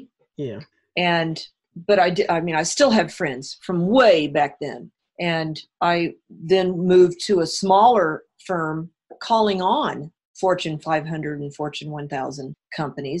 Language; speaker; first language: English; native; English